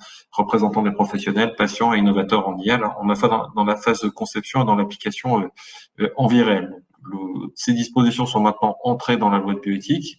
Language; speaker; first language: French; native; French